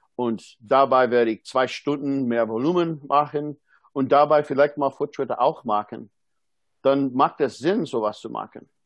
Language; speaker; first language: German; non-native, fluent; English